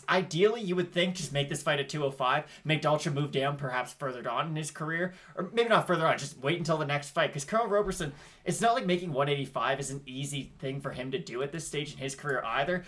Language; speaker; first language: English; native; English